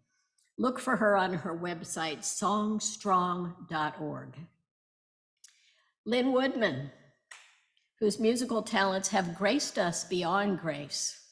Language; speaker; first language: English; native; English